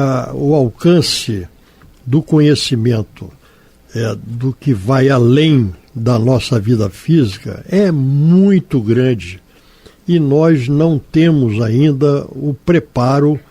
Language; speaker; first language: Portuguese; native; Portuguese